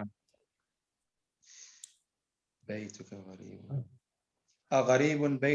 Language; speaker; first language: Arabic; non-native, learner; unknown